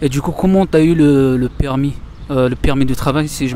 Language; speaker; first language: French; native; French